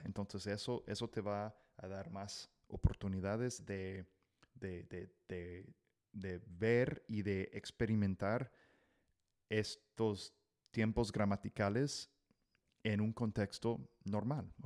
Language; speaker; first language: Spanish; non-native, fluent; English